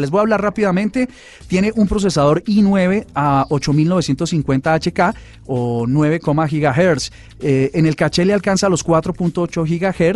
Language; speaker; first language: Spanish; native; Spanish